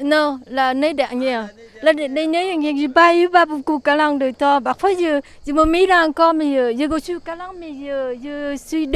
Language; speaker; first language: French; non-native, learner; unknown